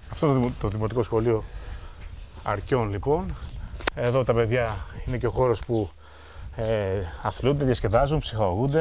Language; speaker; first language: Greek; native; Greek